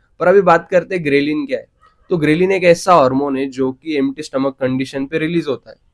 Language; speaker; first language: Hindi; non-native, local second language; Marathi